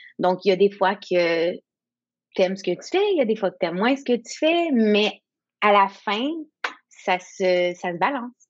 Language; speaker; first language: French; non-native, local second language; English